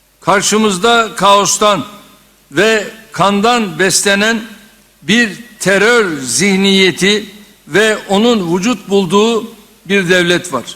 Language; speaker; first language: Turkish; native; Turkish